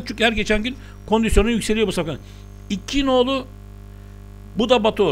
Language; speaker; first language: Turkish; native; Turkish